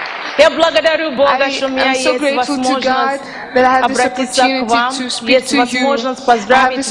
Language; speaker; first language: Russian; non-native, fluent; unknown